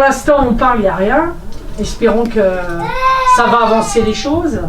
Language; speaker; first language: French; native; French